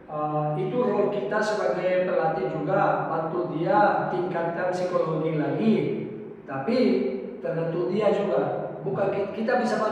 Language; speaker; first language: Indonesian; non-native, fluent; Portuguese